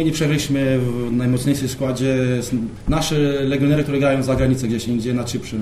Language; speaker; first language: Polish; non-native, fluent; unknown